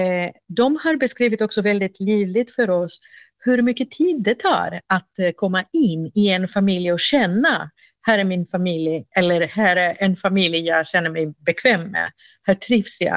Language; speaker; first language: Swedish; non-native, fluent; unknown